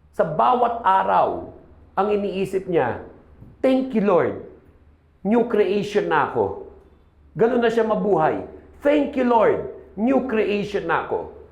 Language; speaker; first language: Filipino; native; Filipino